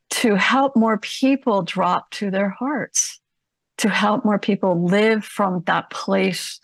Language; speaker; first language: English; native; English